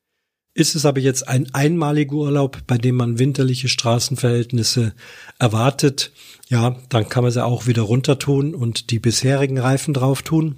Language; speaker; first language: German; native; German